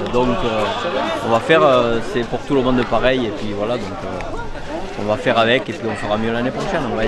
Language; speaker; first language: French; native; French